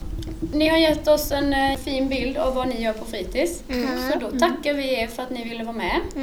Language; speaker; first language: Swedish; native; Swedish